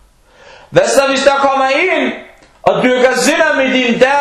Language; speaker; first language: Danish; non-native, local second language; Arabic